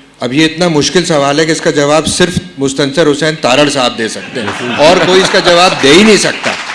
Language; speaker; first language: Urdu; native; Urdu